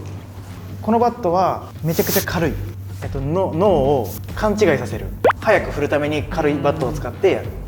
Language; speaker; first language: Japanese; native; Japanese